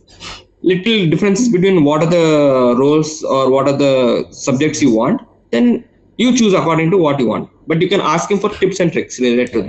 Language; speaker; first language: English; non-native, local second language; Telugu